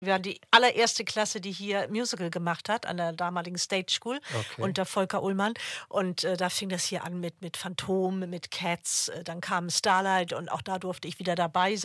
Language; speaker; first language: German; native; German